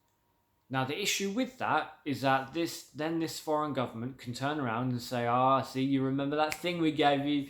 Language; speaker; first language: English; native; English